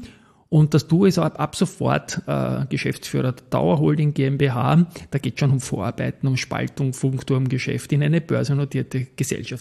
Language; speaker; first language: German; native; German